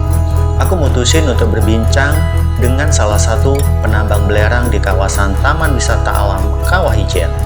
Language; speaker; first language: Indonesian; native; Indonesian